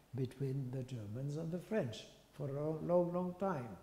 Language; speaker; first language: English; non-native, fluent; French